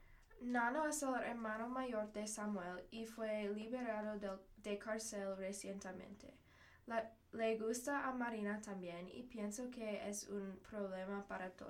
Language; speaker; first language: Spanish; non-native, learner; English